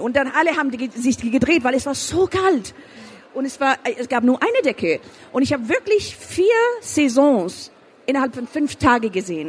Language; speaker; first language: German; non-native, fluent; Persian